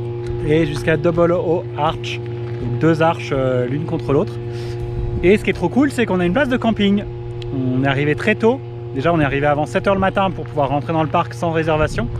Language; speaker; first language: French; native; French